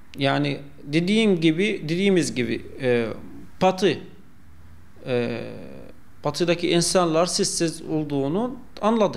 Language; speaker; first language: Turkish; non-native, fluent; Arabic